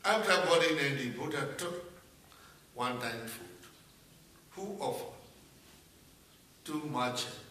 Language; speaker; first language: English; non-native, fluent; Burmese